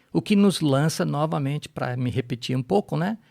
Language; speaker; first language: Portuguese; non-native, fluent; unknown